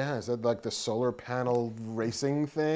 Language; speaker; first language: English; native; English